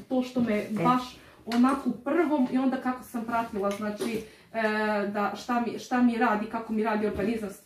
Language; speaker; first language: Serbian; native; Serbian